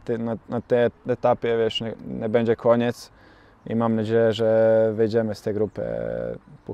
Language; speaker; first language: Polish; non-native, learner; Bosnian